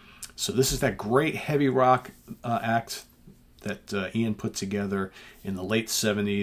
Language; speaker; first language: English; native; English